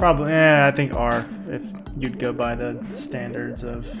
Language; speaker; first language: English; native; English